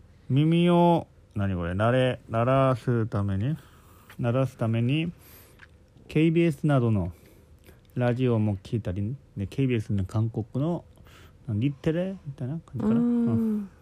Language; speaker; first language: Japanese; non-native, local second language; Korean